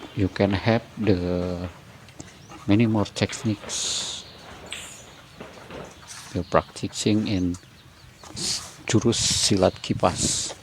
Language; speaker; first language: English; non-native, learner; Indonesian